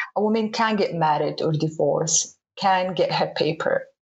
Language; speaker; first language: English; non-native, fluent; Arabic